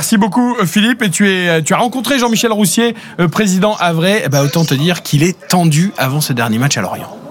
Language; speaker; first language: French; native; French